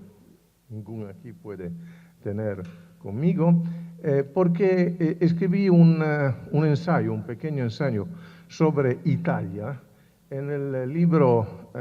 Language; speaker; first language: Spanish; non-native, fluent; Italian